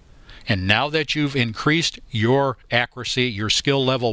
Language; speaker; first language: English; native; English